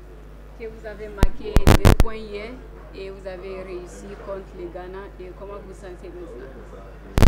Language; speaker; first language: French; non-native, learner; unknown